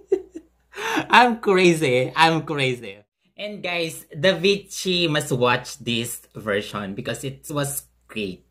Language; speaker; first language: English; non-native, local second language; Filipino